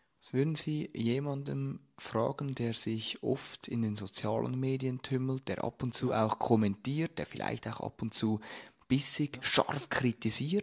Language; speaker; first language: German; native; German